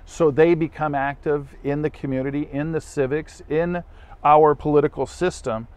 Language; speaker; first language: English; native; English